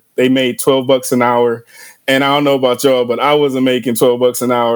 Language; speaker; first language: English; native; English